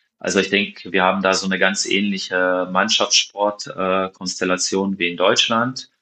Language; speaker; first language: German; non-native, fluent; Slovenian